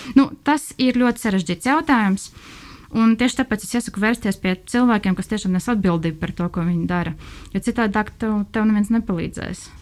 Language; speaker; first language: Latvian; non-native, local second language; Russian